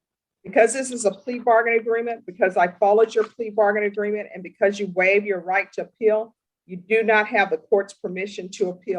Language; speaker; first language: English; native; English